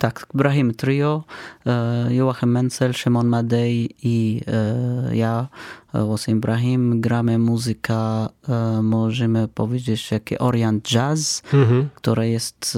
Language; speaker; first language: Polish; non-native, fluent; Arabic